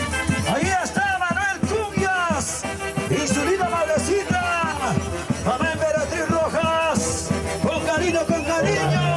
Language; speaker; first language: Spanish; native; Spanish